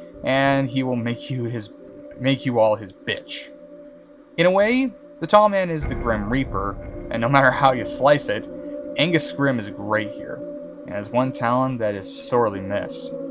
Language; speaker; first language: English; native; English